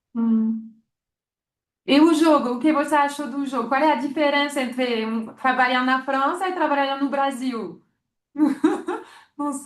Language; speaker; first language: Portuguese; non-native, fluent; French